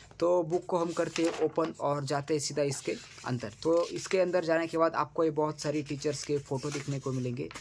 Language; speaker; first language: Hindi; non-native, local second language; Marathi